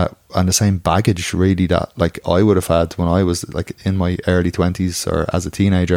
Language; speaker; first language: English; native; English